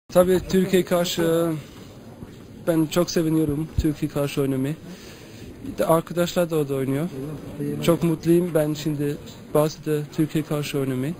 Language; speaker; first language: Turkish; early bilingual, heritage; Turkish